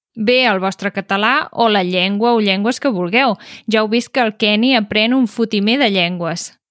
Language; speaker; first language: Catalan; native; Catalan